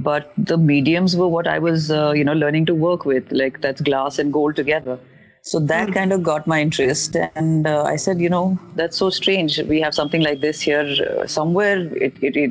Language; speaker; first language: English; non-native, local second language; Hindi